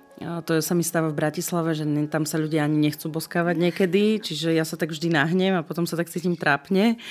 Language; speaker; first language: Slovak; native; Slovak